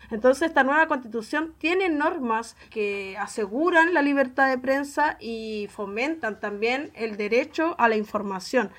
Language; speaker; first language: Spanish; native; Spanish